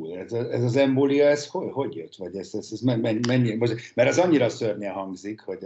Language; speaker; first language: Hungarian; native; Hungarian